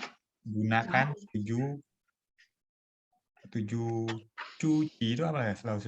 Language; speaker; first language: Indonesian; native; Indonesian